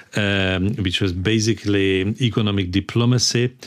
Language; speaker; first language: English; non-native, fluent; Hungarian